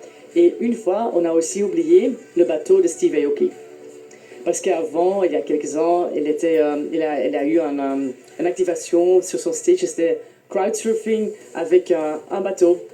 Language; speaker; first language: French; non-native, local second language; Dutch